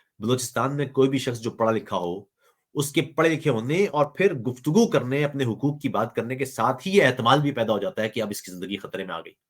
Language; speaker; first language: Urdu; non-native, local second language; Punjabi